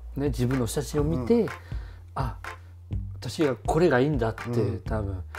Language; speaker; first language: Japanese; non-native, fluent; French